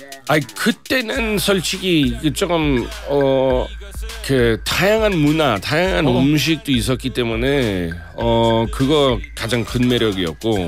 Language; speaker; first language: Korean; non-native, fluent; English